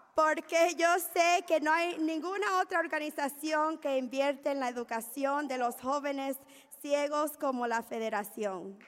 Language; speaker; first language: Spanish; early bilingual, heritage; Spanish